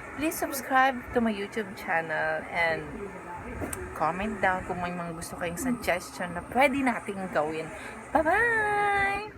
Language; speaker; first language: Filipino; native; Filipino